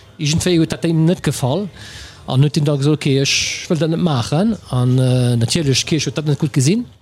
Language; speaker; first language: Luxembourgish; early bilingual, other home language; Italian